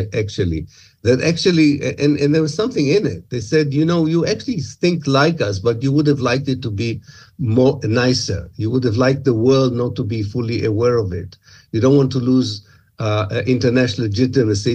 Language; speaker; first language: English; non-native, fluent; Hebrew